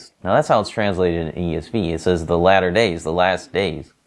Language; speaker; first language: English; native; English